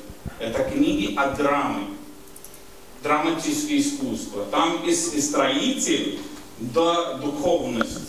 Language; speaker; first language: Russian; non-native, learner; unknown